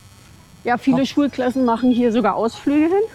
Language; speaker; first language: German; native; German